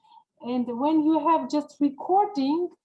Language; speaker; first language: English; non-native, learner; Georgian